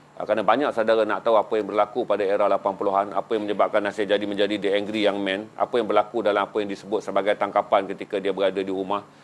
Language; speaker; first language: Malay; native; Malay